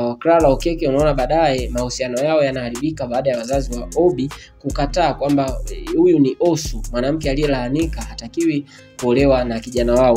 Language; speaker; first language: Swahili; native; Swahili